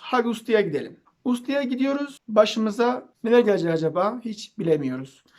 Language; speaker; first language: Turkish; native; Turkish